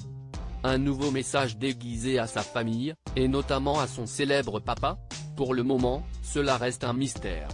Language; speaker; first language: French; native; French